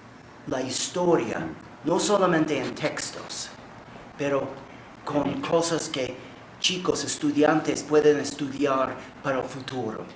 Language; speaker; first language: Spanish; non-native, fluent; English